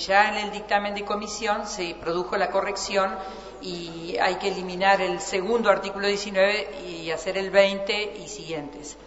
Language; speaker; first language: Spanish; native; Spanish